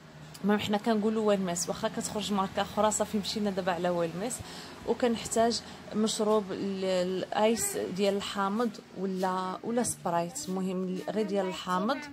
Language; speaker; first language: Arabic; native; Arabic